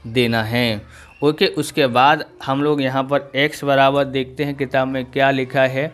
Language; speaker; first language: Hindi; non-native, local second language; Gujarati